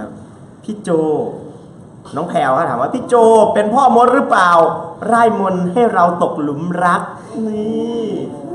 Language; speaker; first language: Thai; native; Thai